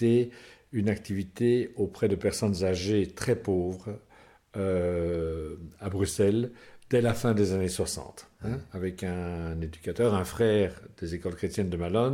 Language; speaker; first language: French; native; French